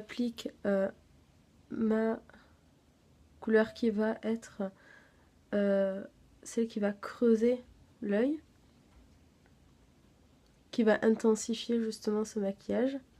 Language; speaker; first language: French; native; French